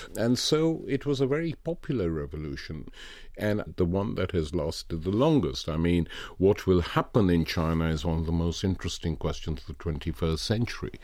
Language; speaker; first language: English; non-native, local second language; Punjabi